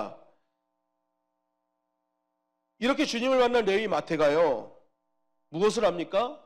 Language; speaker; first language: Korean; native; Korean